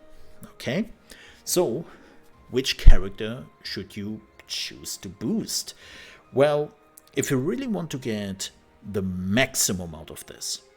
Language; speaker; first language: English; non-native, fluent; German